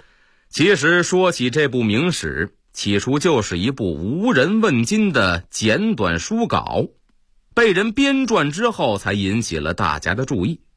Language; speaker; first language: Chinese; native; Chinese